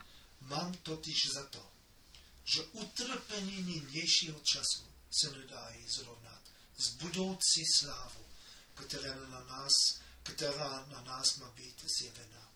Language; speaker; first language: Czech; non-native, fluent; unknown